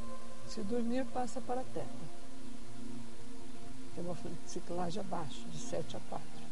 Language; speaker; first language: Portuguese; native; Portuguese